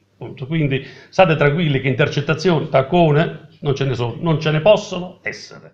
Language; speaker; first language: Italian; native; Italian